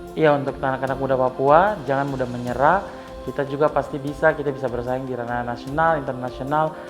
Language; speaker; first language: Indonesian; native; Indonesian